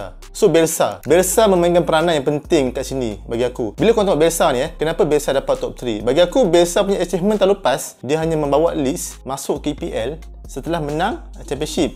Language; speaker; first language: Malay; native; Malay